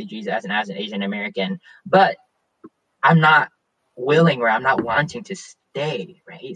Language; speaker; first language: English; native; English